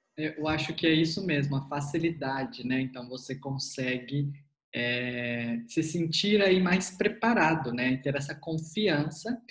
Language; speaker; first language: Portuguese; native; Portuguese